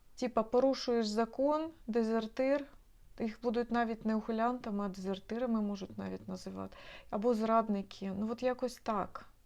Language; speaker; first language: Ukrainian; non-native, local second language; Russian